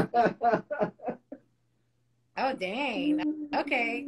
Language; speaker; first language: English; early bilingual, other home language; Spanish